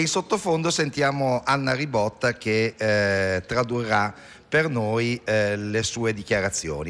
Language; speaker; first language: Italian; native; Italian